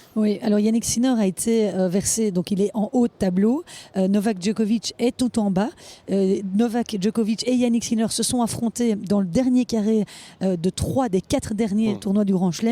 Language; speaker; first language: French; native; French